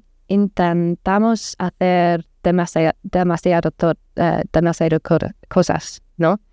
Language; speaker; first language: Spanish; non-native, learner; English